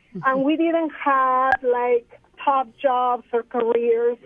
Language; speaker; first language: English; non-native, fluent; Spanish